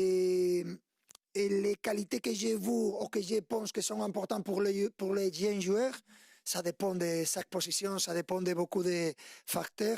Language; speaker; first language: French; non-native, fluent; Spanish